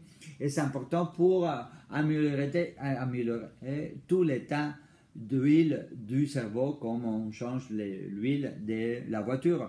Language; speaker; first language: French; non-native, fluent; Spanish